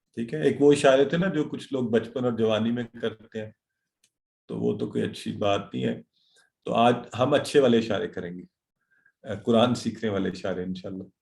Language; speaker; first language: Urdu; native; Urdu